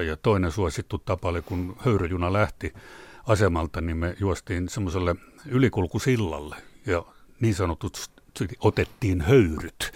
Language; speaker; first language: Finnish; native; Finnish